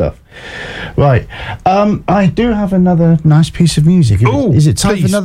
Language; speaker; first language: English; native; English